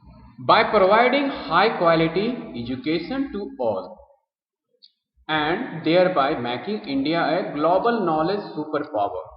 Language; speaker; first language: English; non-native, local second language; Hindi